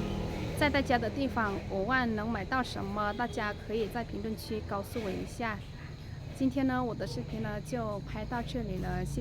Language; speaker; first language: Chinese; non-native, fluent; Vietnamese